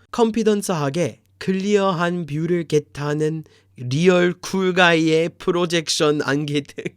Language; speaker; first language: Korean; non-native, fluent; English